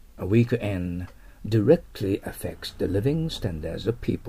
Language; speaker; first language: English; non-native, fluent; Japanese